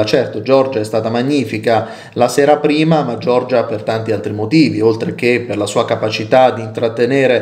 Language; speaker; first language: Italian; native; Italian